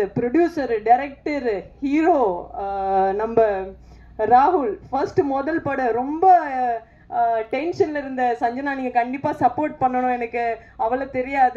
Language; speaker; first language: Tamil; non-native, fluent; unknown